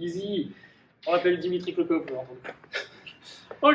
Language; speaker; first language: French; native; French